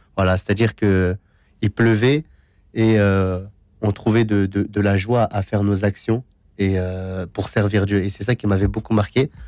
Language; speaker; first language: French; early bilingual, other home language; Syriac